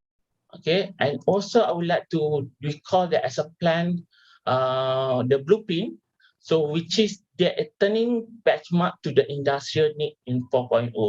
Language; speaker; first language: English; non-native, local second language; Malay